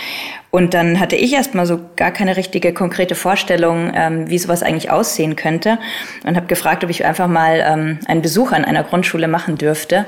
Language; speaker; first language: German; native; German